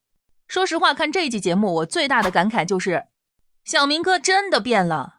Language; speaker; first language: Chinese; native; Chinese